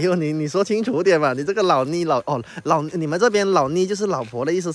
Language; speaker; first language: Chinese; native; Chinese